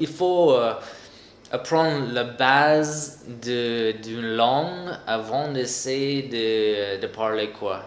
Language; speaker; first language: French; non-native, fluent; English